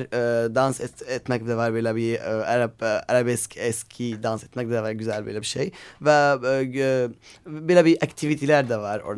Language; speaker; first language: Turkish; non-native, learner; Arabic